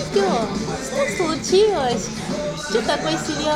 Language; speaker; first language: Russian; non-native, learner; Chinese